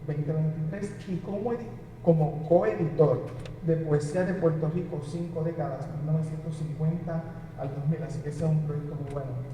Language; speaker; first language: Spanish; native; Spanish